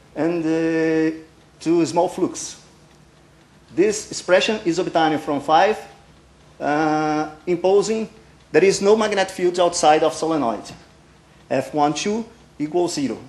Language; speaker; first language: English; non-native, learner; Portuguese